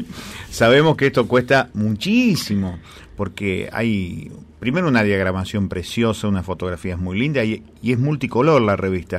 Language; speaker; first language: Spanish; native; Spanish